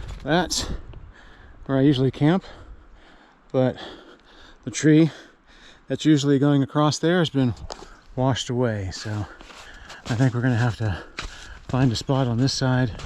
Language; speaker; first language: English; native; English